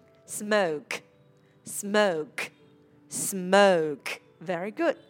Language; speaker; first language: English; non-native, fluent; Vietnamese